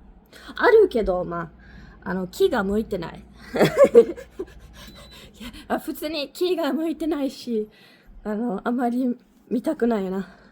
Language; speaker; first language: Japanese; non-native, learner; English